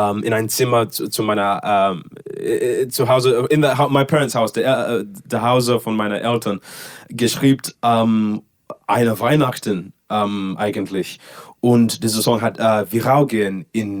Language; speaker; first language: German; non-native, learner; English